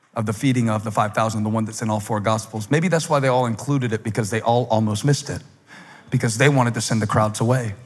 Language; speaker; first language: English; native; English